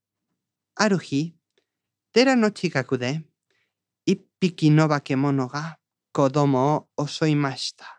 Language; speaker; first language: Japanese; non-native, learner; Spanish